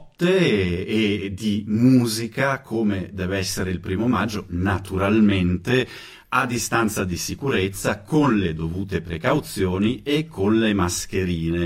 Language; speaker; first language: Italian; native; Italian